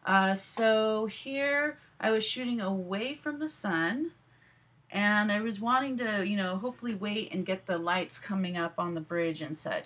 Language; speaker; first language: English; native; English